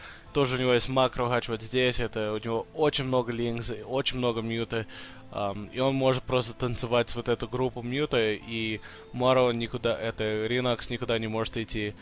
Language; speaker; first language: Russian; early bilingual, heritage; Russian